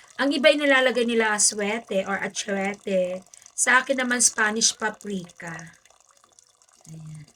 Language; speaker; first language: Filipino; native; Filipino